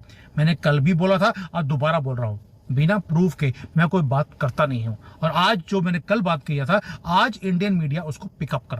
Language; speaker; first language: Hindi; native; Hindi